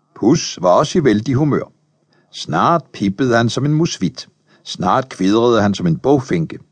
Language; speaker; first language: Danish; native; Danish